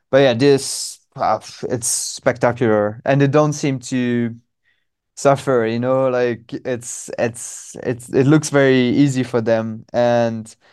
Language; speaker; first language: English; non-native, fluent; French